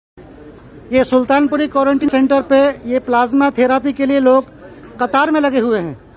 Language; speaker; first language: Hindi; native; Hindi